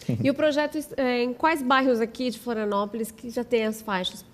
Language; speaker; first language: Portuguese; native; Portuguese